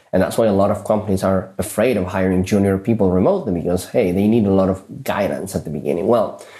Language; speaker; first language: English; early bilingual, other home language; Spanish